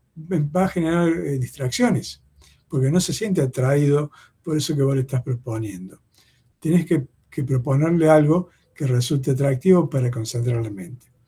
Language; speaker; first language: Spanish; native; Spanish